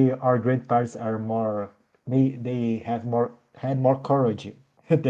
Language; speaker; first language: English; non-native, learner; Portuguese